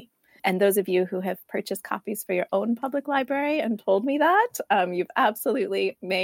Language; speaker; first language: English; native; English